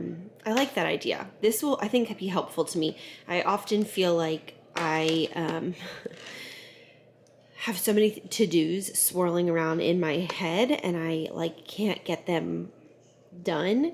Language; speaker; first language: English; native; English